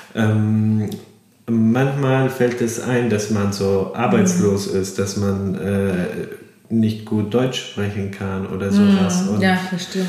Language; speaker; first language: German; non-native, fluent; Arabic